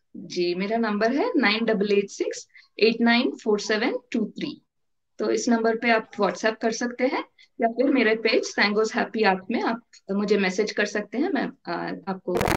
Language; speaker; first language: Hindi; non-native, local second language; Tamil